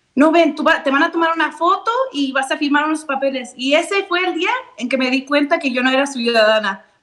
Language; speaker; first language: Spanish; native; Spanish